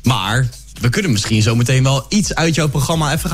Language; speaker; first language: Dutch; native; Dutch